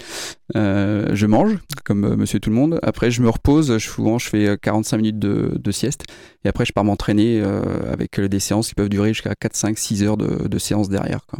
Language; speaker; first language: French; native; French